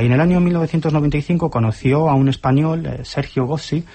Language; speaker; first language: Spanish; native; Spanish